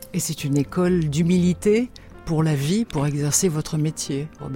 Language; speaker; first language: French; native; French